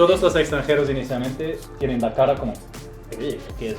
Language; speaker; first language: Spanish; non-native, fluent; German